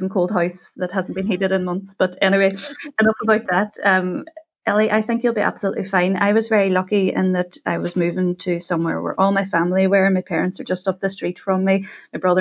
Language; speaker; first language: English; native; English